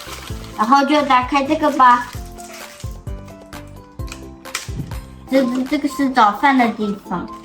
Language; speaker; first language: Chinese; early bilingual, heritage; Chinese